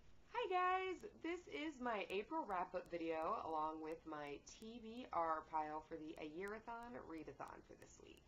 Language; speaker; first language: English; native; English